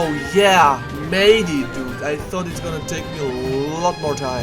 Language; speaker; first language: English; non-native, fluent; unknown